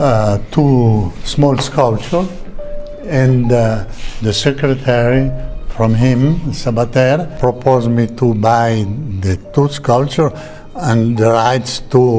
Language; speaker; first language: English; non-native, learner; Italian